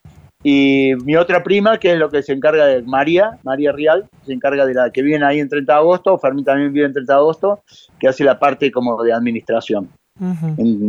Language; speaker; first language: Spanish; native; Spanish